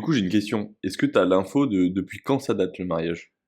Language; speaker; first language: French; native; French